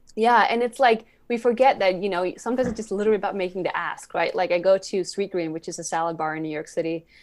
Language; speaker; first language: English; non-native, fluent; Swedish